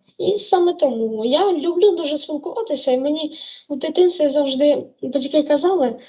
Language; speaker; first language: Ukrainian; native; Ukrainian